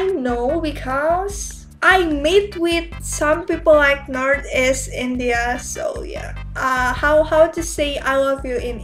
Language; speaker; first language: English; non-native, learner; Indonesian